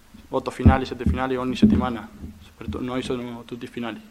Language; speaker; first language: Italian; non-native, fluent; Spanish